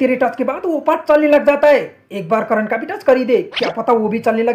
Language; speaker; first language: Hindi; native; Hindi